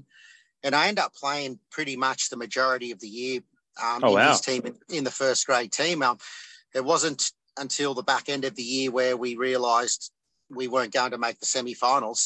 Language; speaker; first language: English; native; English